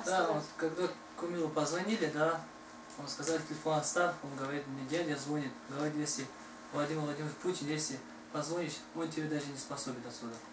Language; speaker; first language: Russian; non-native, fluent; Tajik